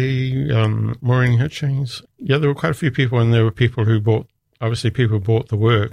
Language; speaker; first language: English; native; English